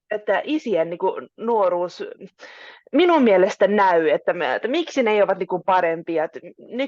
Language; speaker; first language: Finnish; non-native, local second language; Swedish